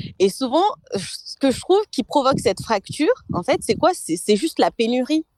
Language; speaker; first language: French; non-native, local second language; Malagasy